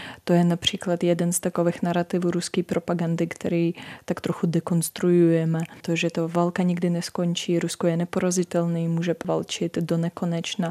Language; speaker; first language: Czech; non-native, fluent; Russian